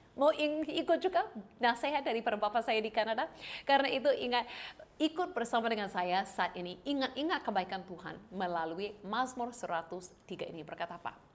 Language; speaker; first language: Indonesian; non-native, fluent; English